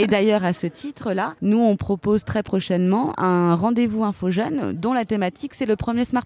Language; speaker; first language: French; native; French